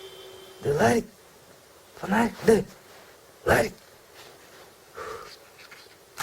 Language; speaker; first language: Russian; non-native, local second language; Yakut